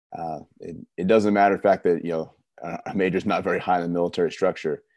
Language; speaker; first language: English; native; English